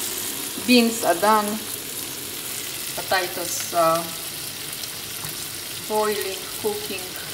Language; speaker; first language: English; non-native, learner; Polish